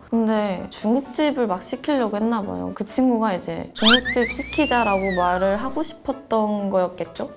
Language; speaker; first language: Korean; non-native, fluent; Chinese